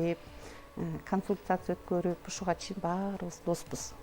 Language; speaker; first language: Kyrgyz; native; Kyrgyz